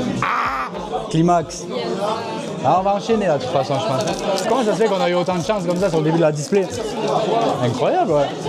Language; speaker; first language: French; native; French